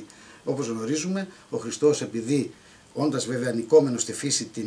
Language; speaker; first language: Greek; native; Greek